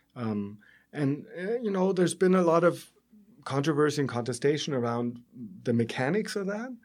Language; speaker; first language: English; non-native, fluent; German